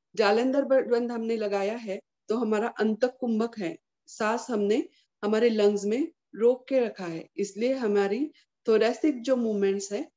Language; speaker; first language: Hindi; non-native, local second language; Marathi